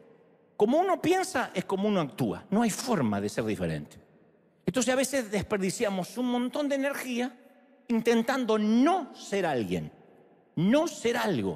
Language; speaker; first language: Spanish; native; Spanish